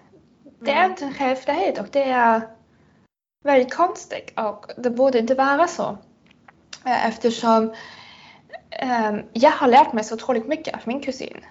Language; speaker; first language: Swedish; non-native, fluent; German